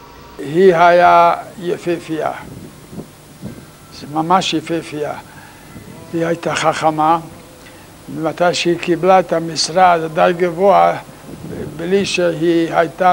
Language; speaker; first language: Hebrew; non-native, fluent; Hungarian